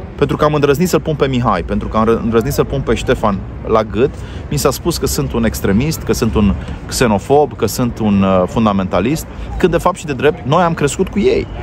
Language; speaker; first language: Romanian; native; Romanian